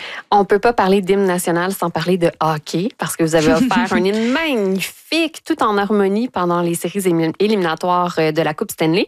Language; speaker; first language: French; native; French